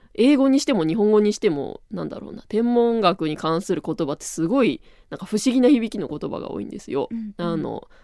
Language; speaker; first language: Japanese; native; Japanese